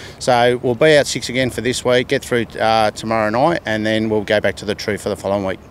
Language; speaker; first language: English; native; English